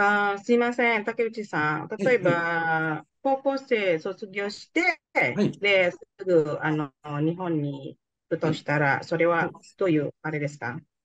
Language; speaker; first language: Japanese; non-native, fluent; Indonesian